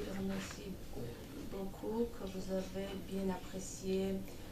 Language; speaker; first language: French; non-native, fluent; Armenian